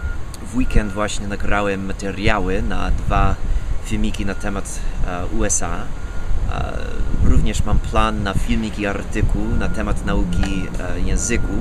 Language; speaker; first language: Polish; non-native, fluent; English